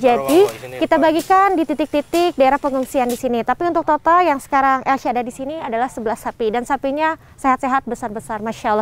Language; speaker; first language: Indonesian; native; Indonesian